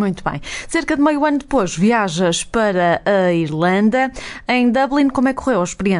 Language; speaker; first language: Portuguese; native; Portuguese